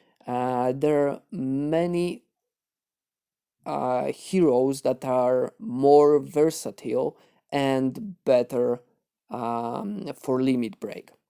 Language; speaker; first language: English; non-native, fluent; Polish